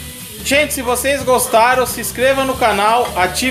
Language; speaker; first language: Portuguese; native; Portuguese